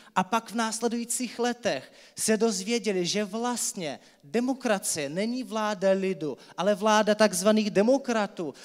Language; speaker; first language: Czech; non-native, fluent; Russian